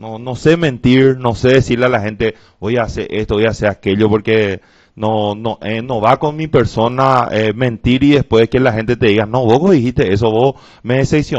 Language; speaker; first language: Spanish; native; Spanish